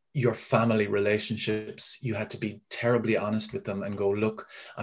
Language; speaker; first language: English; native; English